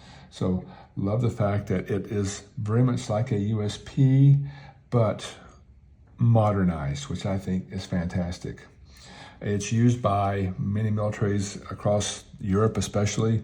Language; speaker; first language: English; native; English